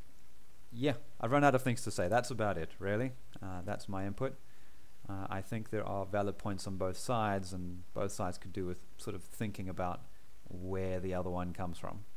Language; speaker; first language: English; native; English